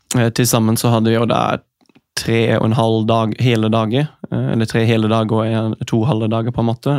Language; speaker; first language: Norwegian; non-native, fluent; German